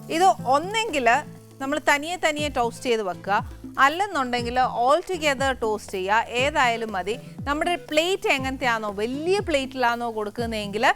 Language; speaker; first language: Malayalam; native; Malayalam